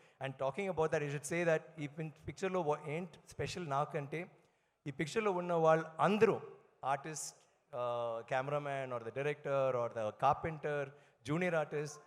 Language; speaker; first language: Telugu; non-native, learner; Tamil